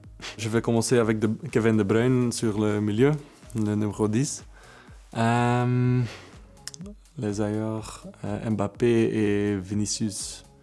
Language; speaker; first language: French; non-native, local second language; Dutch